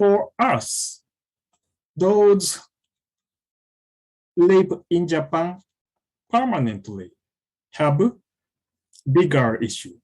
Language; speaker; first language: English; non-native, fluent; Japanese